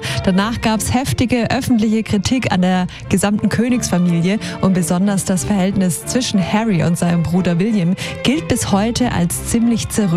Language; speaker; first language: German; native; German